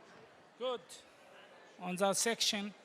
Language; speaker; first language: German; non-native, learner; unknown